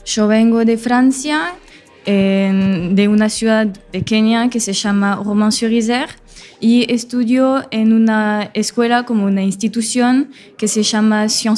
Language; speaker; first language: Spanish; non-native, fluent; French